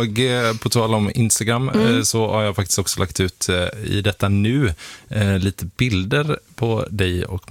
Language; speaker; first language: Swedish; native; Swedish